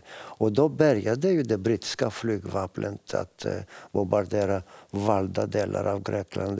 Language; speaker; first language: Swedish; non-native, fluent; Greek